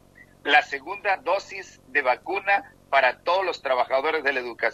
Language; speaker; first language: Spanish; native; Spanish